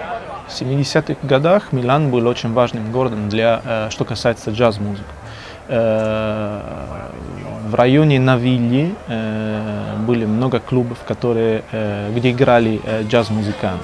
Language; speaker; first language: Russian; non-native, fluent; Italian